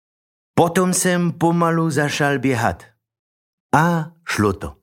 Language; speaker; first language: Czech; non-native, learner; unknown